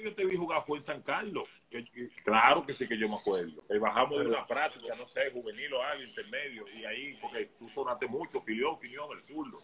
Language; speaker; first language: Spanish; native; Spanish